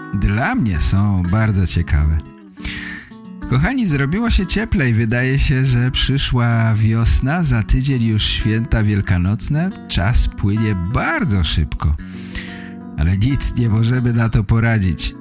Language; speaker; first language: Polish; native; Polish